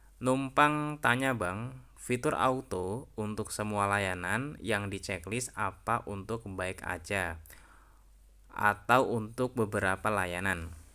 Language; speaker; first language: Indonesian; native; Indonesian